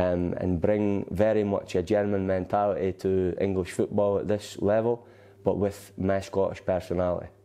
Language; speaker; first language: English; native; English